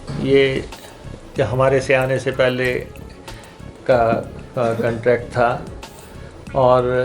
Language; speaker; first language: Hindi; native; Hindi